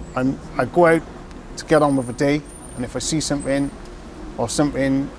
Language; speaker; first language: English; native; English